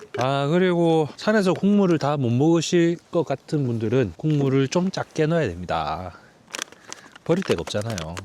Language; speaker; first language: Korean; native; Korean